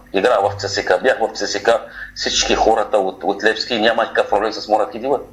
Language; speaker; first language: Bulgarian; non-native, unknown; Arabic